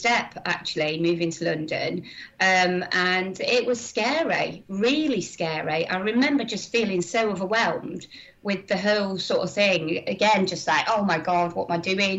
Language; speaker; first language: English; native; English